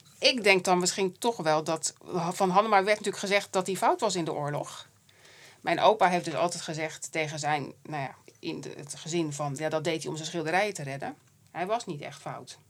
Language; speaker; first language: Dutch; native; Dutch